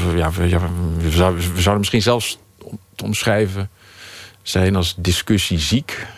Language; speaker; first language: Dutch; native; Dutch